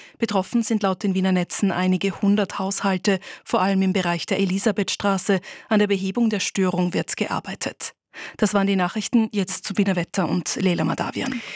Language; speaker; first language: German; native; German